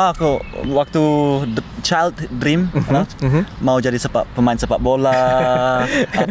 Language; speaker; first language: Indonesian; early bilingual, heritage; Indonesian